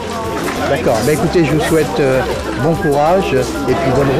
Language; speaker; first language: French; native; French